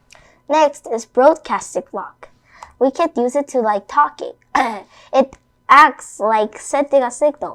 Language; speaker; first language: English; non-native, fluent; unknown